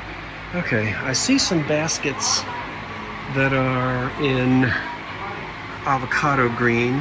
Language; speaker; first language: English; native; English